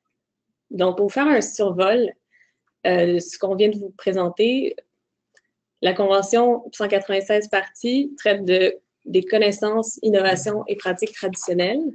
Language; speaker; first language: French; native; French